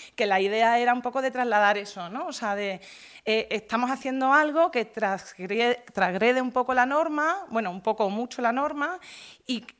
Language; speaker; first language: Spanish; native; Spanish